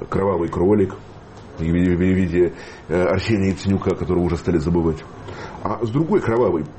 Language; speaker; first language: Russian; native; Russian